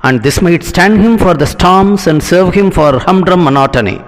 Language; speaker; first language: English; non-native, local second language; Tamil